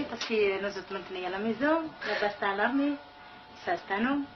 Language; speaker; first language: French; non-native, learner; Kabyle